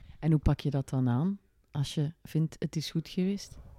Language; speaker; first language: Dutch; native; Dutch